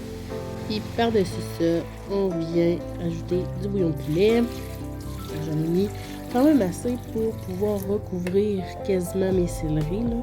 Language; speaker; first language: French; native; French